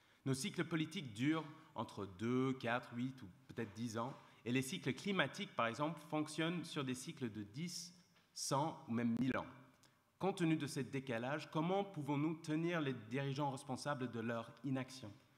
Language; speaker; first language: French; non-native, fluent; English